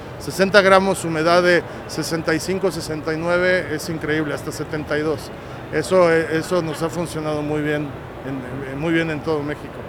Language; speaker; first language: Spanish; native; Spanish